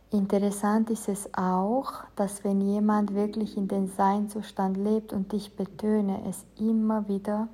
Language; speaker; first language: German; non-native, fluent; Romanian